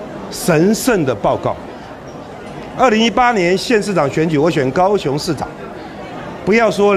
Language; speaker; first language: Chinese; native; Chinese